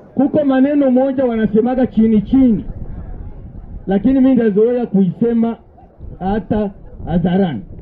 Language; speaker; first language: Swahili; native; Swahili